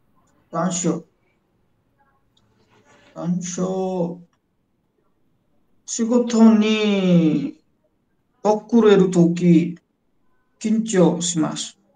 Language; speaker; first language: Japanese; non-native, learner; Nepali